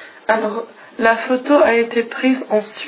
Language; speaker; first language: French; non-native, fluent; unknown